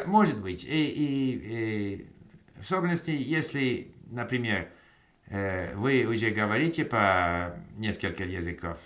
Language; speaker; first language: Russian; non-native, learner; English